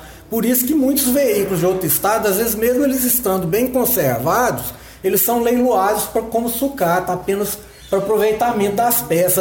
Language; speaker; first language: Portuguese; native; Portuguese